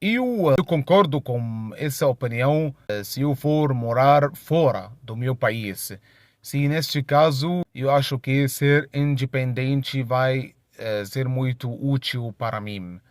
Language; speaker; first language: Portuguese; non-native, fluent; Arabic